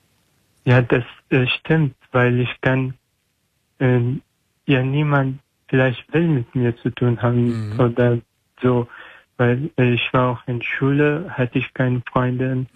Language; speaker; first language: German; non-native, learner; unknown